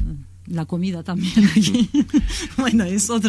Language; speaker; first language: Spanish; non-native, learner; Kurdish